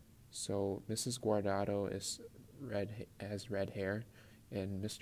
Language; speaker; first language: English; native; English